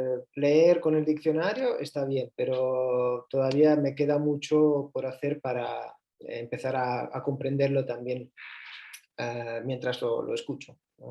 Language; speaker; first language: Spanish; early bilingual, heritage; Spanish